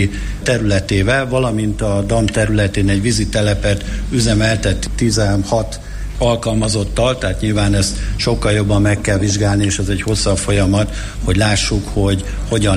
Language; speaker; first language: Hungarian; native; Hungarian